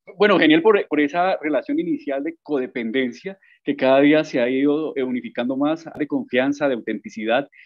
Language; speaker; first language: Spanish; native; Spanish